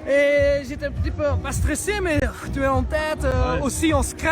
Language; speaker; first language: French; non-native, learner; Dutch